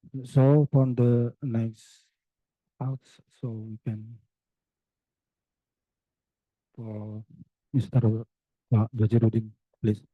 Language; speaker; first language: English; non-native, learner; Indonesian